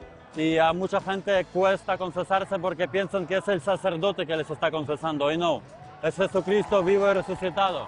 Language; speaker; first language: Spanish; non-native, fluent; Ukrainian